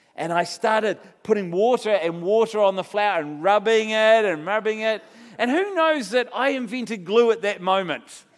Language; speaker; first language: English; native; English